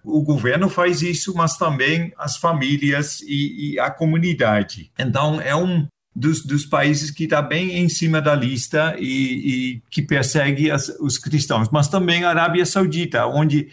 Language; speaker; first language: Portuguese; non-native, fluent; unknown